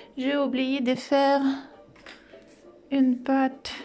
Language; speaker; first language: French; non-native, fluent; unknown